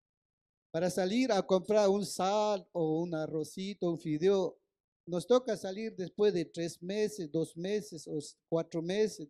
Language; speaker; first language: Spanish; non-native, local second language; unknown